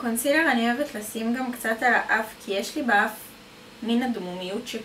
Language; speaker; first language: Hebrew; native; Hebrew